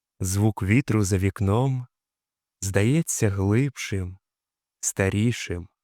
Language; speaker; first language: Ukrainian; native; Ukrainian